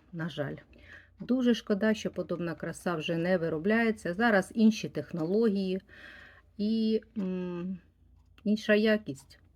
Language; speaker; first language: Ukrainian; native; Ukrainian